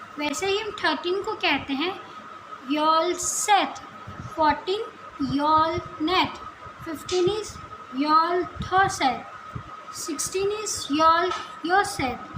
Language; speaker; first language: Hindi; native; Hindi